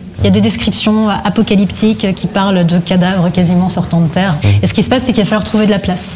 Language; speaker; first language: French; native; French